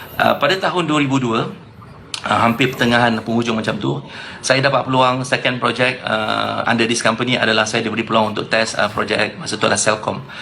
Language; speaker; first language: Malay; native; Malay